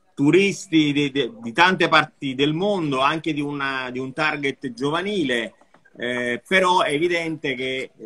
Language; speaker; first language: Italian; native; Italian